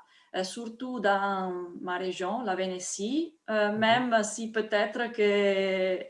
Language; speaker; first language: French; non-native, fluent; Italian